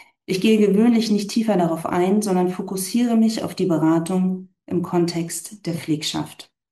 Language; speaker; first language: German; native; German